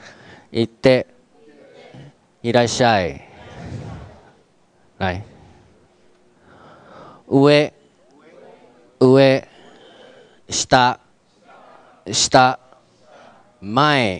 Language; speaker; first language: Japanese; non-native, fluent; Chinese